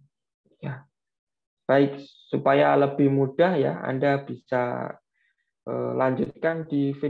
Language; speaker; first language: Indonesian; native; Indonesian